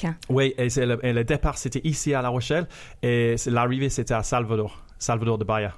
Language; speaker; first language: French; non-native, fluent; English